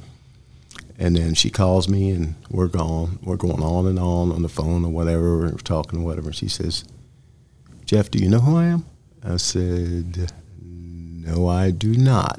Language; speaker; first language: English; native; English